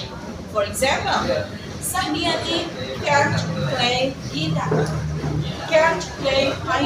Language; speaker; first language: English; non-native, fluent; Indonesian